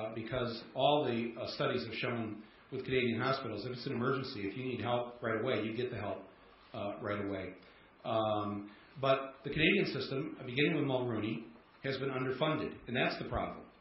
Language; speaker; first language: English; native; English